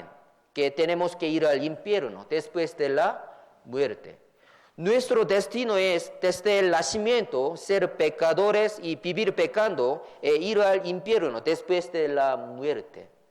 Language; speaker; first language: Spanish; non-native, fluent; Korean